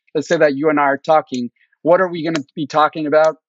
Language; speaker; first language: English; early bilingual, other home language; Spanish